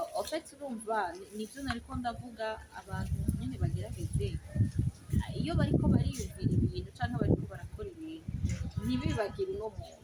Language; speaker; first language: Rundi; native; Rundi